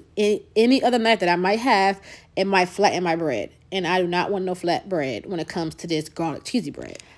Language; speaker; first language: English; native; English